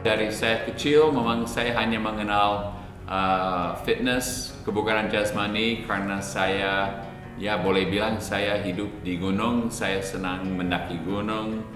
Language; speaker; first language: Indonesian; non-native, fluent; English